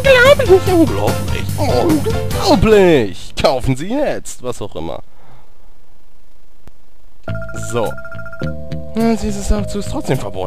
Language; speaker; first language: German; native; German